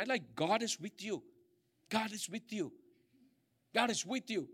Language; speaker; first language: English; non-native, local second language; Malayalam